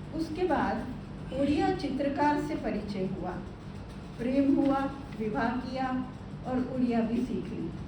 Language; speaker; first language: Hindi; non-native, local second language; Gujarati